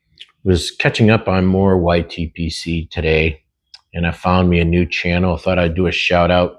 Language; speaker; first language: English; native; English